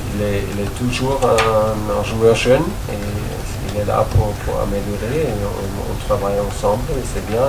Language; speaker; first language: French; non-native, learner; German